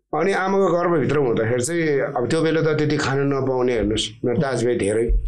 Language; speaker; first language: Nepali; non-native, local second language; Eastern Tamang